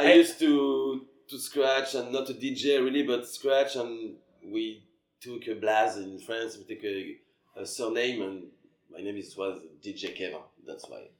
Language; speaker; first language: English; non-native, learner; French